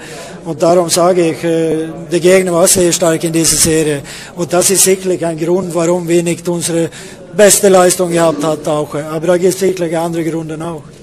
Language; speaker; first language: German; non-native, fluent; Swedish